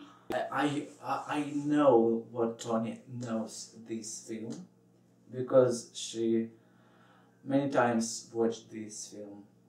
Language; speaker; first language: English; non-native, learner; Russian